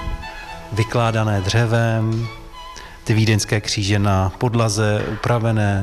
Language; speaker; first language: Czech; native; Czech